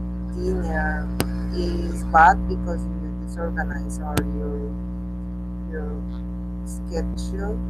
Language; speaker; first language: English; non-native, learner; Spanish